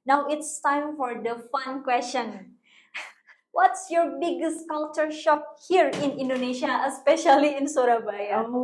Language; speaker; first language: English; non-native, fluent; Indonesian